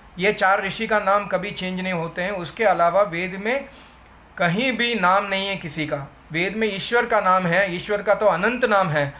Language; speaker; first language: Hindi; non-native, local second language; Tamil